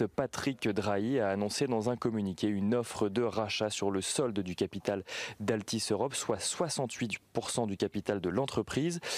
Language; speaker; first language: French; native; French